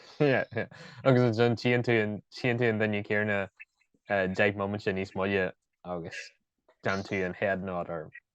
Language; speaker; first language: Irish; native; Irish